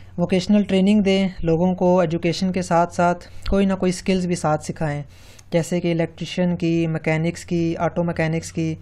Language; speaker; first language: Urdu; non-native, local second language; Punjabi